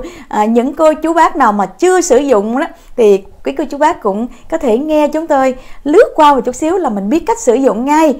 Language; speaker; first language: Vietnamese; native; Vietnamese